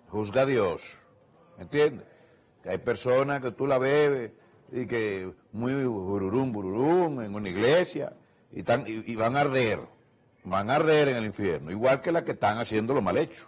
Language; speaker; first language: Spanish; native; Spanish